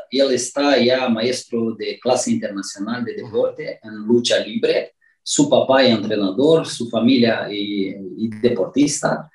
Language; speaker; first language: Spanish; non-native, learner; Romanian